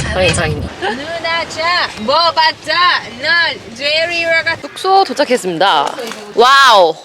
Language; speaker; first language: Korean; non-native, fluent; Chinese